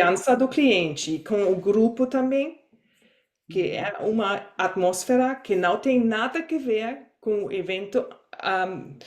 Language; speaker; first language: Portuguese; non-native, fluent; German